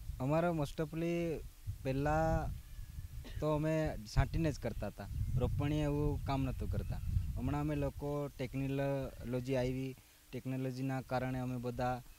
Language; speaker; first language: Gujarati; non-native, local second language; Vasavi